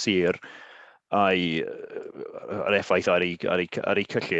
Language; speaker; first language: Welsh; native; Welsh